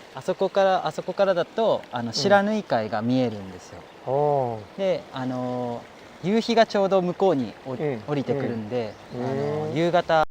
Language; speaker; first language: Japanese; native; Japanese